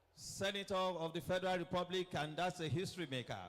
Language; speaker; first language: English; non-native, local second language; Yoruba